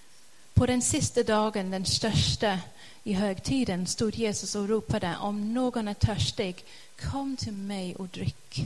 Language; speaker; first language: Swedish; non-native, fluent; English